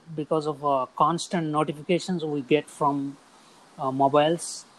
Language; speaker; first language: English; non-native, local second language; Telugu